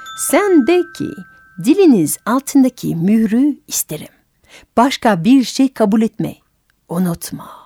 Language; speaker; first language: Turkish; non-native, fluent; French